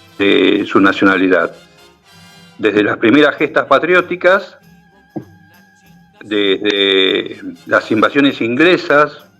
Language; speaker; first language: Spanish; native; Spanish